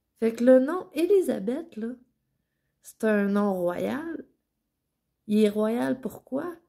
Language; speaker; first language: French; native; French